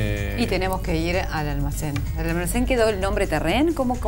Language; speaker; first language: Spanish; native; Spanish